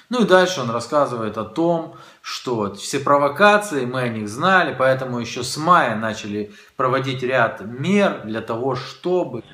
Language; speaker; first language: Russian; native; Russian